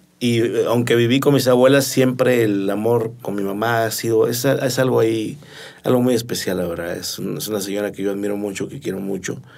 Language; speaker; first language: Spanish; native; Spanish